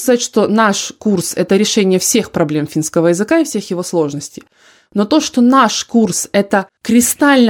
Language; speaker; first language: Russian; native; Russian